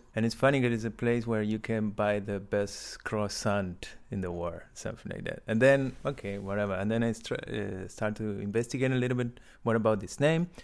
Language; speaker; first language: English; non-native, learner; Spanish